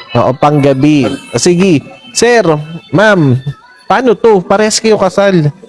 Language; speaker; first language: Filipino; native; Filipino